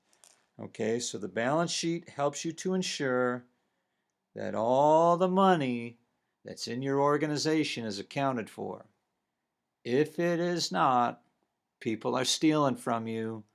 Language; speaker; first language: English; native; English